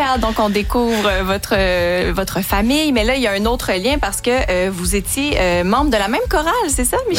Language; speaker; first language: French; native; French